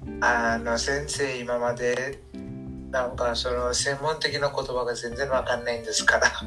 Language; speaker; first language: Japanese; non-native, learner; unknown